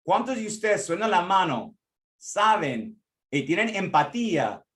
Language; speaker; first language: Spanish; early bilingual, heritage; Spanish